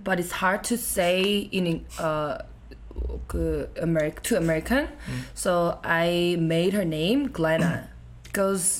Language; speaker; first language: English; non-native, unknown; Korean